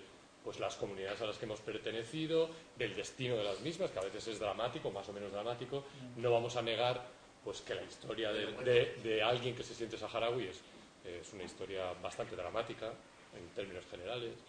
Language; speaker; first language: Spanish; native; Spanish